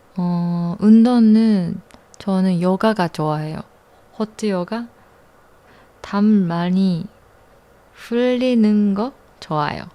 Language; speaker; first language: Korean; non-native, learner; Japanese